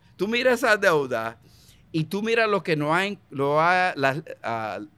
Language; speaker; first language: Spanish; early bilingual, heritage; Spanish